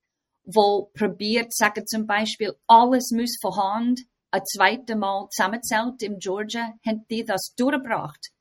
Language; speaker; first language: German; non-native, fluent; English